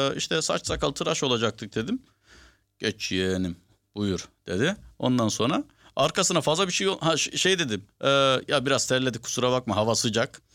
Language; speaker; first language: Turkish; early bilingual, heritage; Turkish